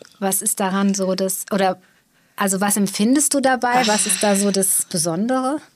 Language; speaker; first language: German; native; German